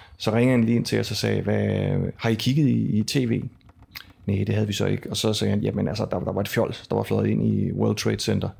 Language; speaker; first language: Danish; native; Danish